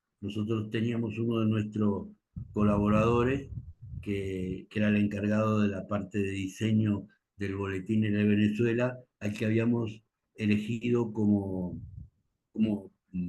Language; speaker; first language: Spanish; native; Spanish